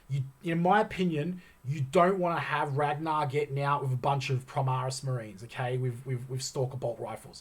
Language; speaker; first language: English; native; English